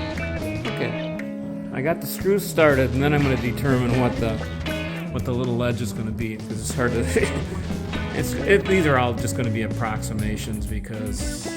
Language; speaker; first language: English; native; English